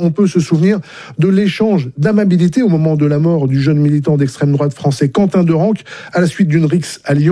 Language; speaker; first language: French; native; French